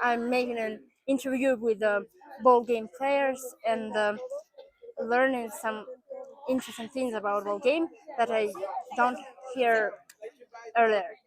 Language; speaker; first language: English; non-native, learner; Russian